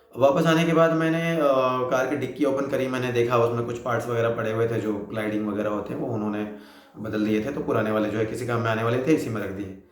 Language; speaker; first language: Hindi; native; Hindi